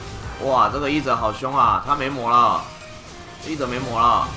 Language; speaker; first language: Chinese; native; Chinese